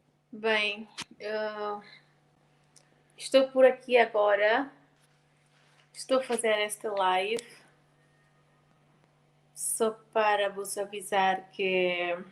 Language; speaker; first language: Portuguese; non-native, local second language; Tetum